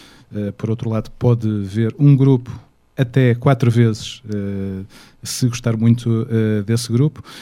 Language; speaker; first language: Portuguese; native; Portuguese